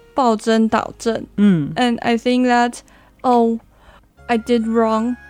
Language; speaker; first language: English; non-native, learner; Chinese